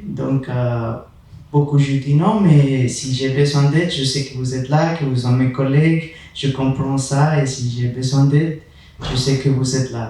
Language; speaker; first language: French; non-native, fluent; Spanish